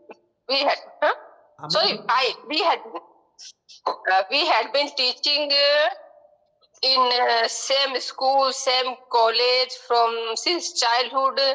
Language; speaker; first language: English; non-native, learner; Hindi